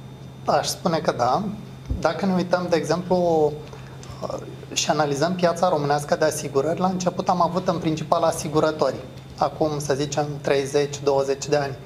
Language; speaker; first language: Romanian; native; Romanian